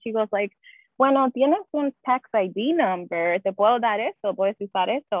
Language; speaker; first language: Spanish; early bilingual, heritage; Spanish